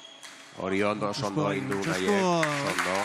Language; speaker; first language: Basque; native; Basque